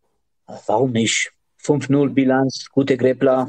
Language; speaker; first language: German; non-native, learner; Georgian